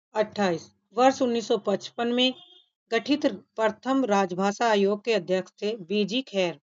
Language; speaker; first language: Hindi; native; Hindi